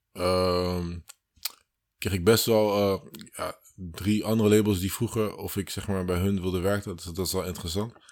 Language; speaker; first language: Dutch; early bilingual, other home language; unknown